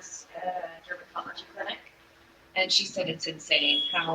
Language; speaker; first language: English; native; English